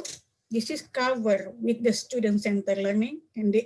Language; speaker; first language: English; non-native, learner; Indonesian